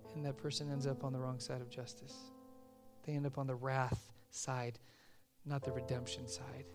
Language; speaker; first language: English; native; English